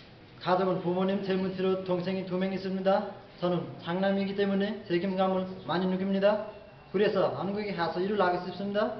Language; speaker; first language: Korean; non-native, learner; Nepali